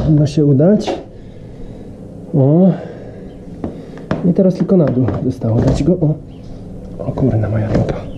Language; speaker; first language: Polish; native; Polish